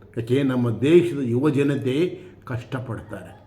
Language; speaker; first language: Kannada; native; Kannada